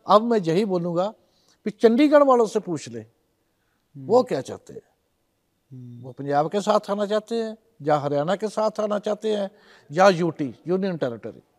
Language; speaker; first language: Hindi; non-native, local second language; Punjabi